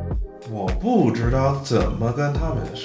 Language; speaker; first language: Chinese; non-native, fluent; English